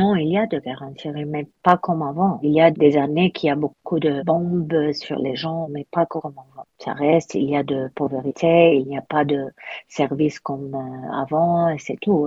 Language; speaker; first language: French; non-native, learner; Arabic